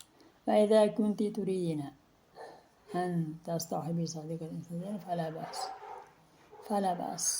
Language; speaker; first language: Arabic; non-native, fluent; Uzbek